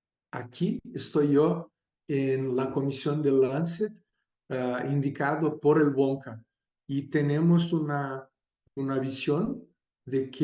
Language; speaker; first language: Spanish; non-native, fluent; Portuguese